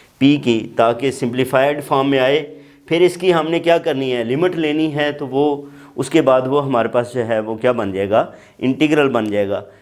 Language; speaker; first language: Urdu; non-native, local second language; Punjabi